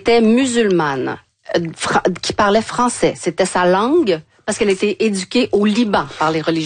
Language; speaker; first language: French; native; French